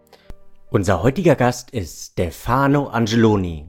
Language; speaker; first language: German; native; German